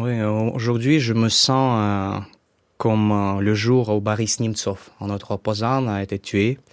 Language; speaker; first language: French; non-native, fluent; Russian